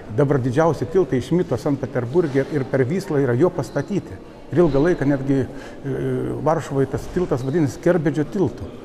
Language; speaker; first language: Lithuanian; native; Lithuanian